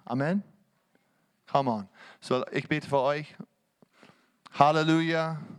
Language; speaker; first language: German; non-native, fluent; English